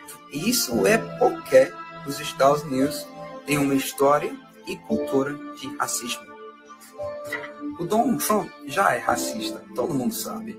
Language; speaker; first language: Portuguese; non-native, fluent; English